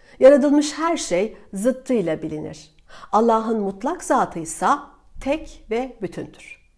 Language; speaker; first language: Turkish; native; Turkish